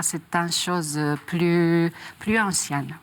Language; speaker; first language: French; non-native, learner; Japanese